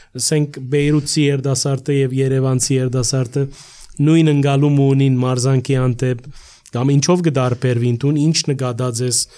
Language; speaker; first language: Armenian; early bilingual, heritage; Armenian